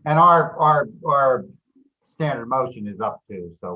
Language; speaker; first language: English; native; English